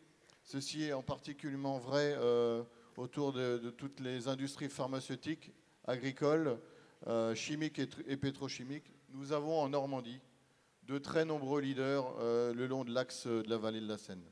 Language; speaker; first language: French; native; French